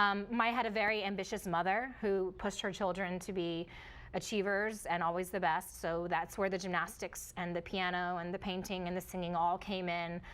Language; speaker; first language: English; early bilingual, other home language; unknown